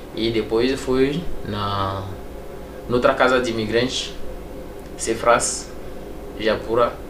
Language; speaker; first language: Portuguese; non-native, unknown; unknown